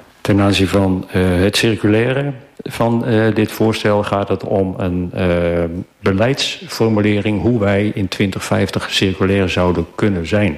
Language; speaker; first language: Dutch; native; Dutch